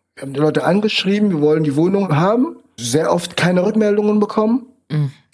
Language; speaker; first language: German; non-native, fluent; French